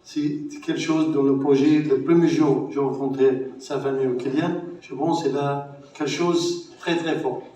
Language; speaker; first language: French; non-native, learner; Arabic